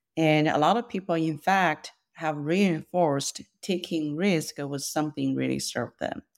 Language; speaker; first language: English; non-native, fluent; Chinese